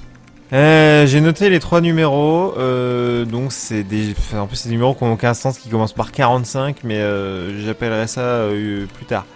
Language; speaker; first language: French; native; French